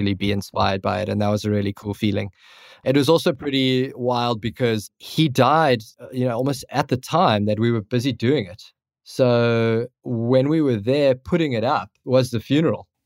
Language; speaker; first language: English; native; English